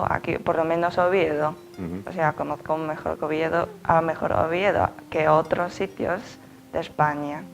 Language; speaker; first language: Spanish; non-native, fluent; Chinese